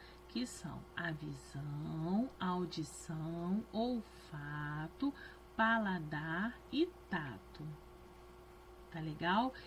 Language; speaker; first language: Portuguese; native; Portuguese